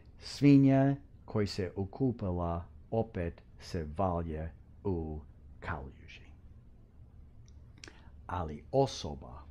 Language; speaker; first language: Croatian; early bilingual, heritage; Croatian